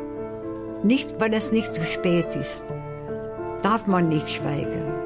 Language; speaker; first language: German; non-native, fluent; Hungarian